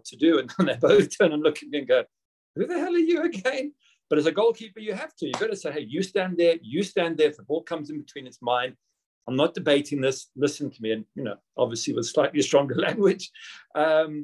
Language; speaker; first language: English; native; English